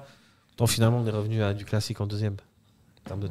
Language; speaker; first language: French; native; French